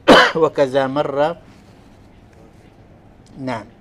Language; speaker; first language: Arabic; non-native, fluent; Malay